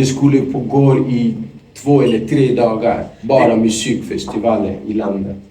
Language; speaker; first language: Swedish; non-native, fluent; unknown